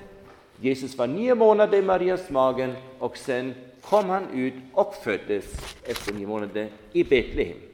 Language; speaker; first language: Swedish; non-native, fluent; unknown